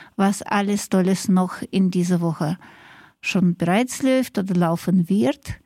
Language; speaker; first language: German; non-native, fluent; Russian